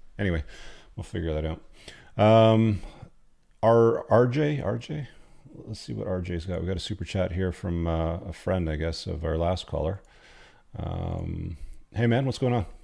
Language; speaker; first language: English; native; English